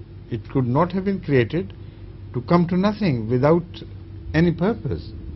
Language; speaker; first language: English; non-native, local second language; Urdu